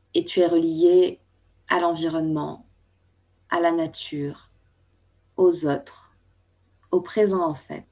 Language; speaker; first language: French; native; French